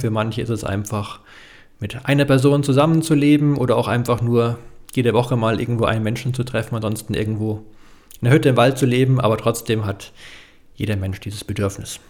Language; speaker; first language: German; native; German